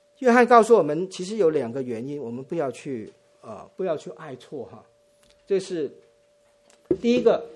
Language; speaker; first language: Chinese; non-native, local second language; Cantonese